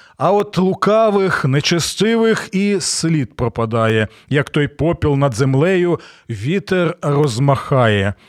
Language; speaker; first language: Ukrainian; non-native, local second language; Russian